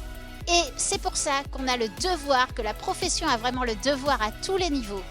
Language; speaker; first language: French; native; French